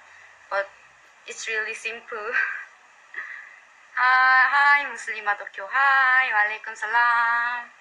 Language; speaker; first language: English; non-native, learner; Korean